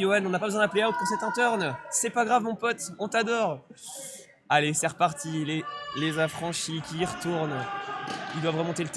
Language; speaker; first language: French; native; French